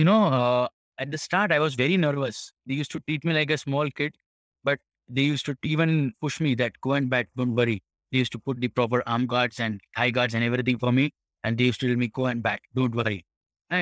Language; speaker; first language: English; non-native, local second language; Marathi